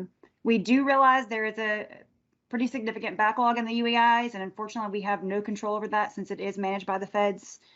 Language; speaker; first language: English; native; English